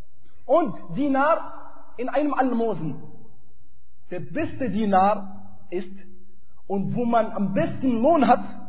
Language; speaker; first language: German; non-native, fluent; Arabic